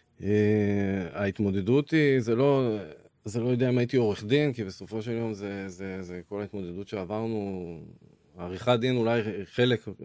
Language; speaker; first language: Hebrew; native; Hebrew